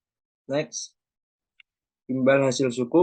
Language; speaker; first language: Indonesian; native; Indonesian